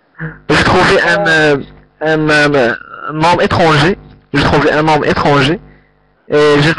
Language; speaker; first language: French; non-native, learner; Arabic